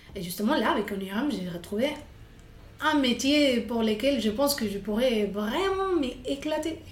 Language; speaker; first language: French; non-native, fluent; Spanish